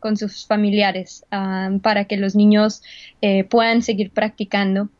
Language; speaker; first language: Spanish; early bilingual, heritage; Spanish